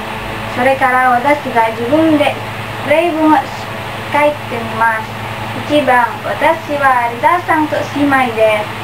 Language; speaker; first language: Japanese; non-native, learner; Indonesian